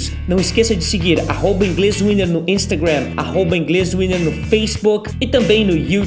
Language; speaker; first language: Portuguese; native; Portuguese